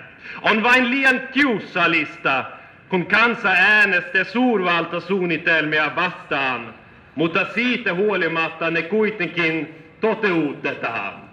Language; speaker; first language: Finnish; non-native, fluent; Swedish